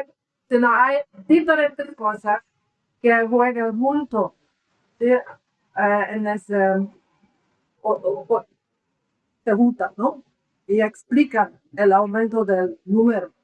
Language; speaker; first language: Spanish; non-native, learner; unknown